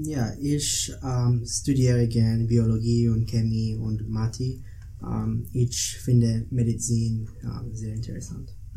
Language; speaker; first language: German; non-native, learner; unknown